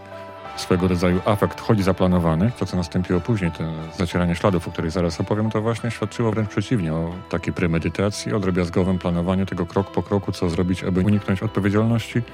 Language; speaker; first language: Polish; native; Polish